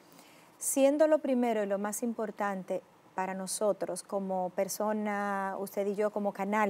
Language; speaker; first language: Spanish; native; Spanish